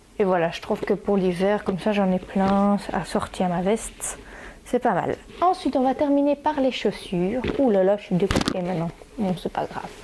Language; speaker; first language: French; native; French